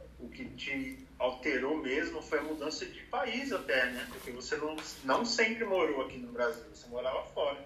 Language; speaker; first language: Portuguese; native; Portuguese